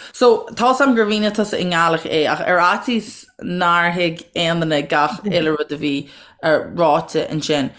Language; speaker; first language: Irish; native; Irish